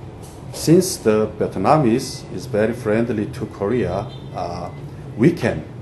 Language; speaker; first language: English; non-native, fluent; Korean